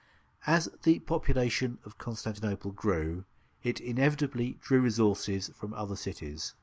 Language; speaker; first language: English; native; English